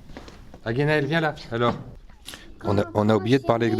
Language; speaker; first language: French; native; French